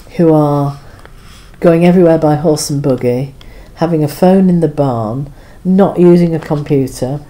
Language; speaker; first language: English; native; English